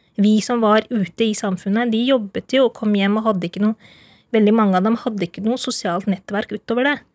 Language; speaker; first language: Norwegian; early bilingual, other home language; Urdu